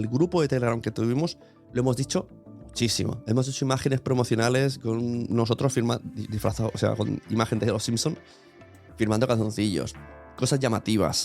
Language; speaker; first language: Spanish; native; Spanish